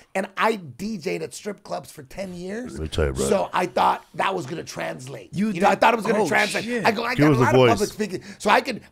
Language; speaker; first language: English; native; English